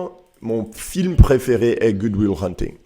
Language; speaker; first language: French; non-native, learner; Portuguese